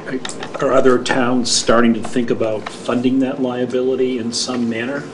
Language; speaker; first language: English; native; English